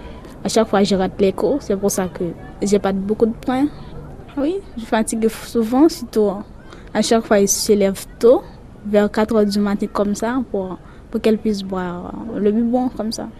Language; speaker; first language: French; non-native, local second language; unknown